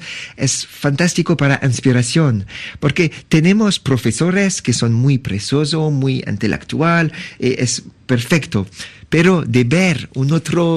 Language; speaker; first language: Spanish; non-native, learner; French